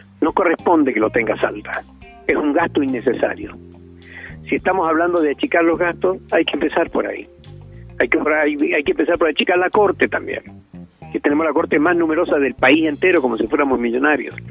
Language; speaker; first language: Spanish; native; Spanish